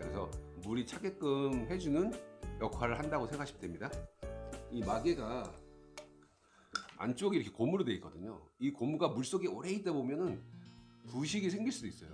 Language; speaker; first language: Korean; native; Korean